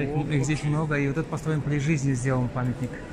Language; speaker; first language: Russian; native; Russian